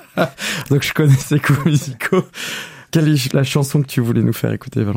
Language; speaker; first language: French; native; French